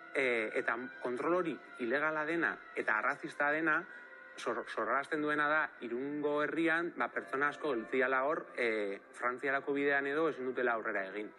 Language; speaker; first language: Basque; native; Basque